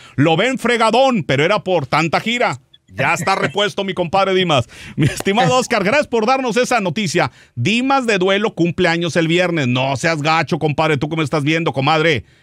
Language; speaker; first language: Spanish; native; Spanish